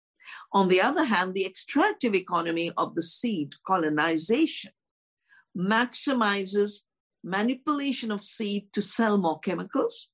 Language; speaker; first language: English; non-native, local second language; Hindi